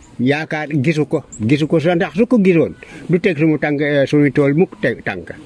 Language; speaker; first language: Wolof; non-native, local second language; Serer